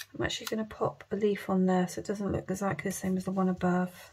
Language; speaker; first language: English; native; English